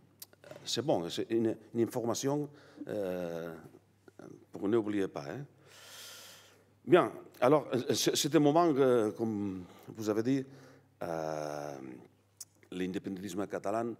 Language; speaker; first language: French; non-native, learner; Catalan